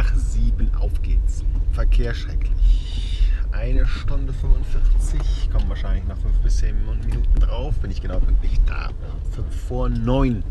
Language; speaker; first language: German; native; German